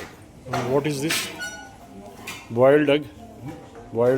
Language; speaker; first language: English; non-native, learner; Hindi